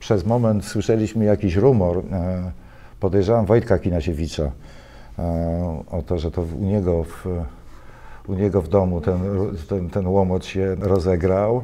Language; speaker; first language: Polish; native; Polish